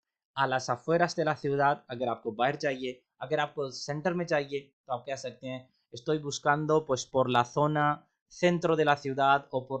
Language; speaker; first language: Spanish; non-native, fluent; Urdu